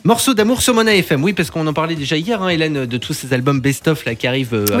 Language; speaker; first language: French; native; French